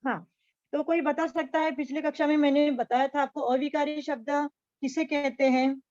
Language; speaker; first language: Hindi; non-native, local second language; Marathi